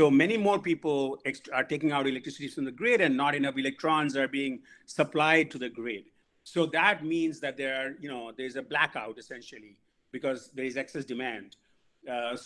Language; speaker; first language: English; non-native, local second language; Bangla